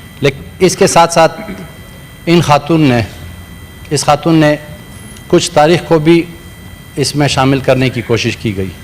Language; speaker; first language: Urdu; non-native, local second language; Pashto